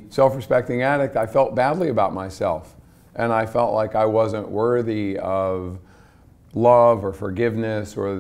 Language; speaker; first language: English; native; English